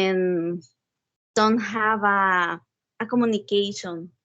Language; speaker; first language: English; non-native, learner; Spanish